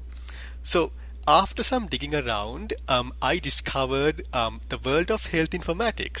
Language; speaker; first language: English; non-native, local second language; Sinhala